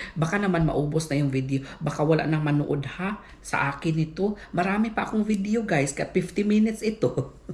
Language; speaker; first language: Filipino; non-native, local second language; Cebuano